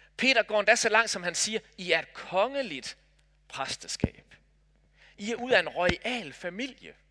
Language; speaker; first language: Danish; native; Danish